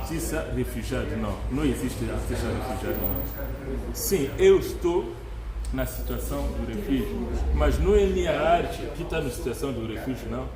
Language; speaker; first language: Portuguese; non-native, learner; Luba-Lulua